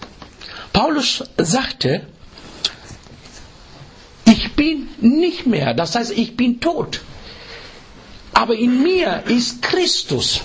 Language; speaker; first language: German; non-native, learner; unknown